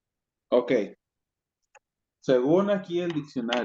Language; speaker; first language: Spanish; native; Spanish